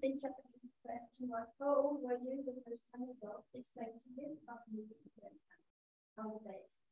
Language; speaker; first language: English; non-native, learner; Japanese